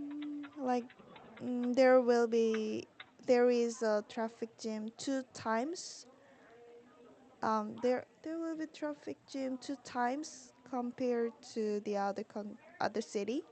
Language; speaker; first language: English; non-native, learner; Korean